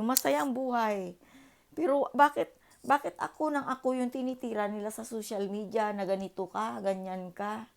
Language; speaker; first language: Filipino; early bilingual, heritage; Filipino